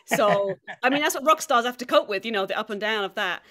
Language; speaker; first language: English; native; English